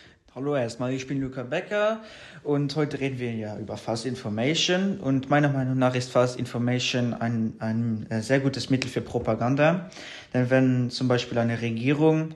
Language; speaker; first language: German; non-native, local second language; Luxembourgish